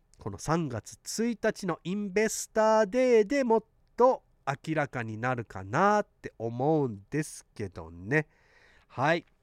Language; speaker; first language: Japanese; early bilingual, heritage; Japanese